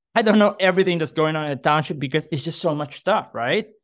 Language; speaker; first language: English; non-native, local second language; Filipino